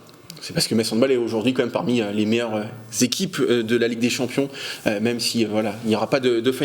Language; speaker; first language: French; native; French